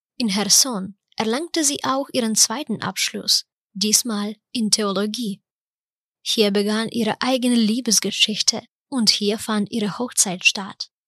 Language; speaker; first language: German; non-native, fluent; Ukrainian